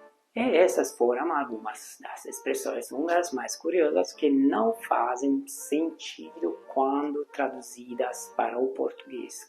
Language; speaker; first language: Portuguese; non-native, fluent; Hungarian